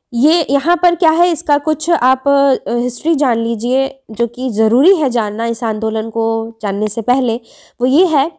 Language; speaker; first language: Hindi; native; Hindi